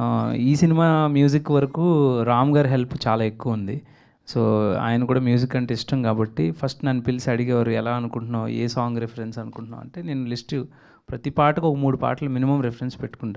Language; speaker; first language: Telugu; native; Telugu